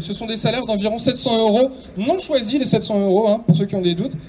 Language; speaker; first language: French; native; French